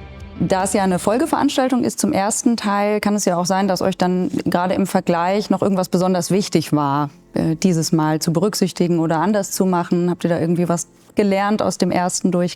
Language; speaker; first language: German; native; German